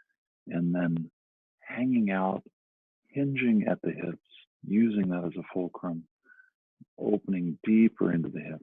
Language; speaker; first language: English; native; English